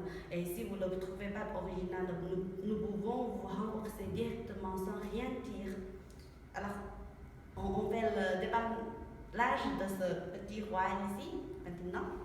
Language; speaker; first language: French; non-native, learner; Chinese